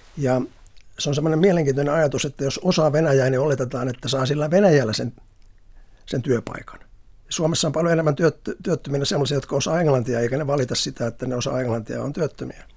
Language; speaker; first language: Finnish; native; Finnish